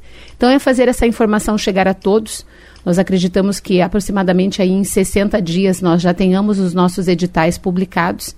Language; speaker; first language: Portuguese; native; Portuguese